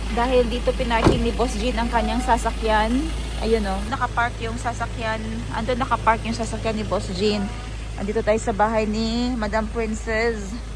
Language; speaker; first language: Filipino; non-native, local second language; Cebuano